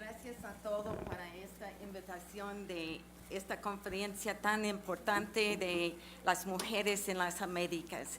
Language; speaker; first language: Spanish; non-native, fluent; English